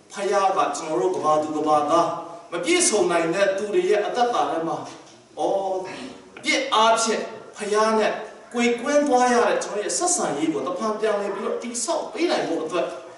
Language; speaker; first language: Burmese; non-native, local second language; Kachin